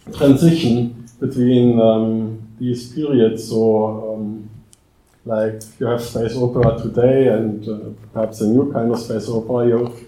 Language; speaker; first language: English; non-native, fluent; German